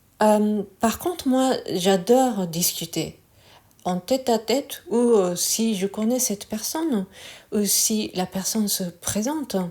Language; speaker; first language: French; non-native, fluent; Japanese